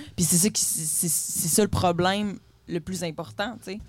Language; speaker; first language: French; native; French